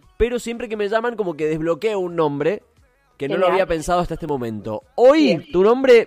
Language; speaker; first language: Spanish; native; Spanish